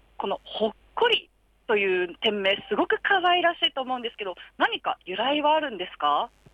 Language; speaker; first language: Japanese; native; Japanese